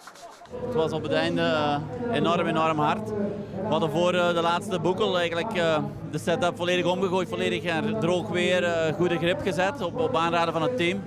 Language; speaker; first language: Dutch; native; Dutch